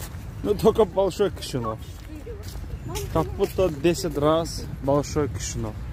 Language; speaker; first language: Russian; non-native, learner; Azerbaijani